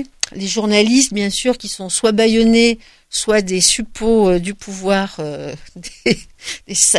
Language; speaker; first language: French; native; French